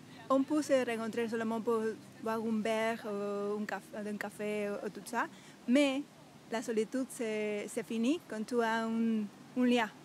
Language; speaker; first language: French; non-native, learner; Spanish